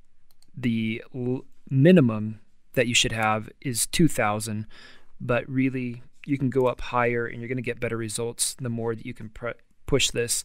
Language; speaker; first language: English; native; English